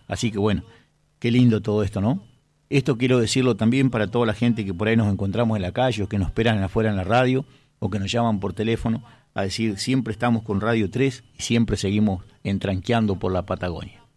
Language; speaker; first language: Spanish; native; Spanish